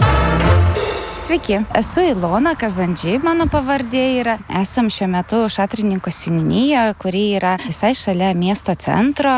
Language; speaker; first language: Lithuanian; non-native, local second language; Polish